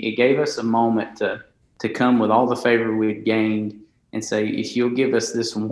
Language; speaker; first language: English; native; English